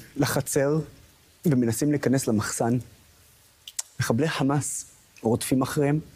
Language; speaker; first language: Hebrew; non-native, local second language; Arabic